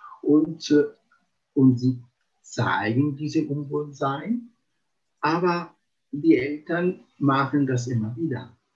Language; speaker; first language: German; non-native, fluent; Italian